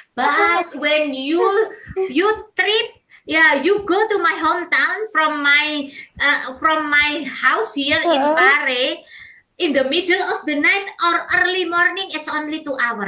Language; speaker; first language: English; non-native, learner; Indonesian